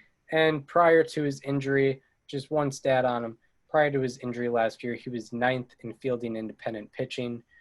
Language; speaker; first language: English; native; English